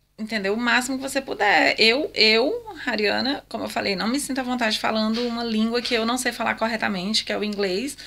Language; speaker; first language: Portuguese; native; Portuguese